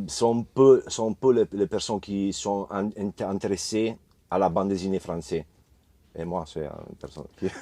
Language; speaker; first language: French; non-native, learner; Italian